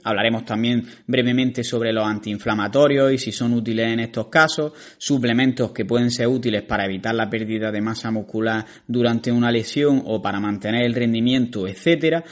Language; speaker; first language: Spanish; native; Spanish